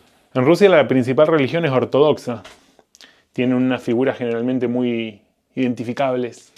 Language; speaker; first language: Spanish; native; Spanish